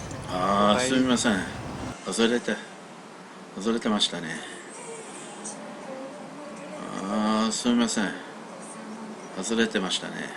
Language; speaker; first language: Japanese; non-native, learner; English